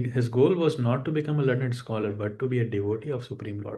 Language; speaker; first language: English; non-native, local second language; Hindi